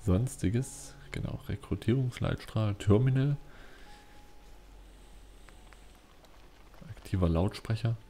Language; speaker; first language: German; native; German